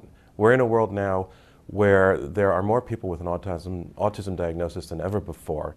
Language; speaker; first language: English; native; English